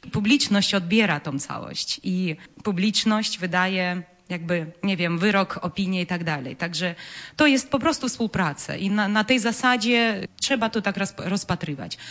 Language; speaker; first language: Polish; non-native, fluent; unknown